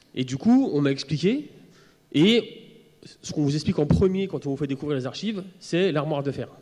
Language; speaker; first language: French; native; French